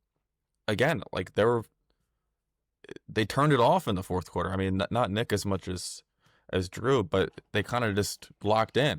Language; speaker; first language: English; native; English